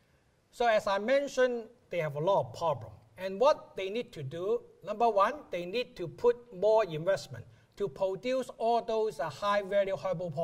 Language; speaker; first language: English; non-native, local second language; Cantonese